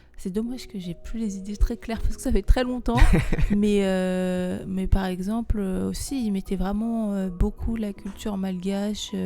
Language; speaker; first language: French; non-native, local second language; Malagasy